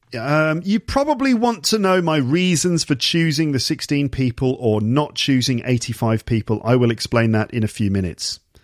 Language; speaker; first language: English; native; English